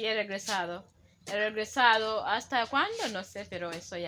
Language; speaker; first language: Spanish; non-native, learner; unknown